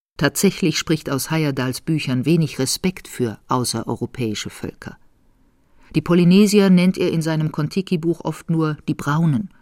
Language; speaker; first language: German; native; German